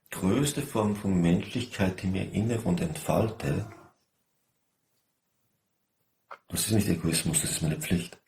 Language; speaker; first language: German; native; German